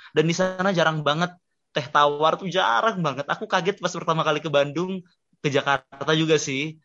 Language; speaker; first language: Indonesian; native; Indonesian